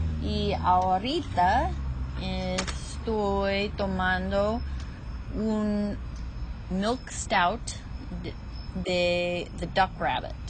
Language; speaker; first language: Spanish; non-native, fluent; English